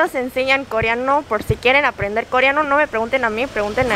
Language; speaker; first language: Spanish; early bilingual, other home language; Korean